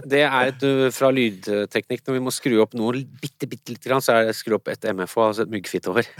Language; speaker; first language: Norwegian; early bilingual, other home language; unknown